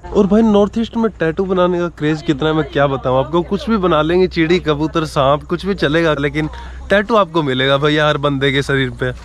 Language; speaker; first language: Hindi; native; Hindi